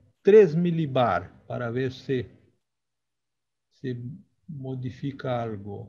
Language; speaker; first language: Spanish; non-native, learner; Portuguese